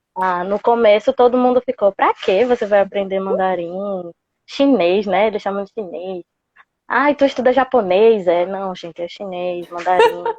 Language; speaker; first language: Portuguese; native; Portuguese